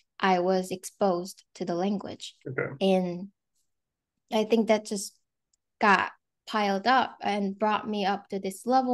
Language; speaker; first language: English; non-native, fluent; Korean